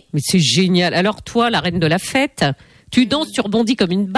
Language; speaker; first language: French; native; French